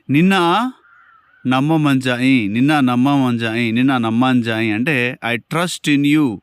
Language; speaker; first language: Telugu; non-native, local second language; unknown